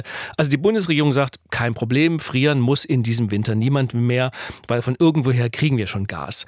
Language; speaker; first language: German; native; German